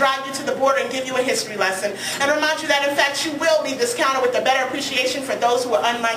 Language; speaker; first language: English; native; English